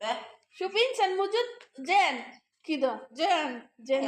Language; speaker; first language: Arabic; non-native, learner; Bangla